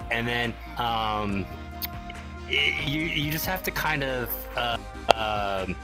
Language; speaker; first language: English; native; English